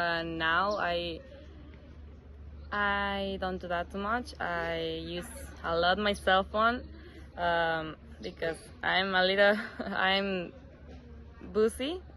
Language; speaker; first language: English; non-native, fluent; Spanish